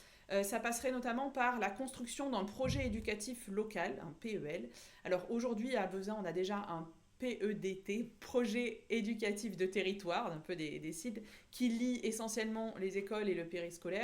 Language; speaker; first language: French; native; French